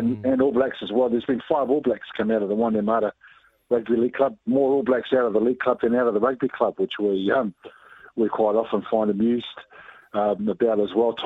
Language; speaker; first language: English; native; English